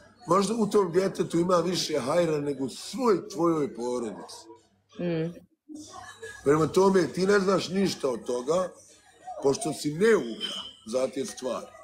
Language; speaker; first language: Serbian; early bilingual, heritage; Bosnian